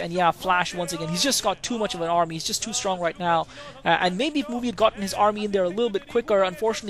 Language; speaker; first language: English; native; English